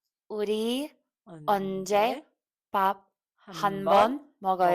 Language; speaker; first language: Korean; non-native, learner; English